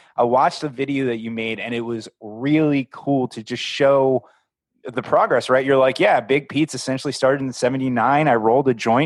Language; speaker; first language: English; native; English